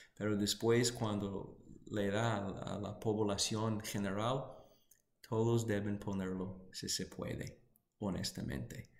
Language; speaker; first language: Spanish; non-native, fluent; English